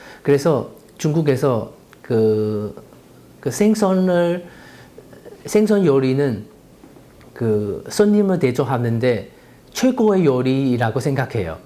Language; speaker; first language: Korean; non-native, fluent; Chinese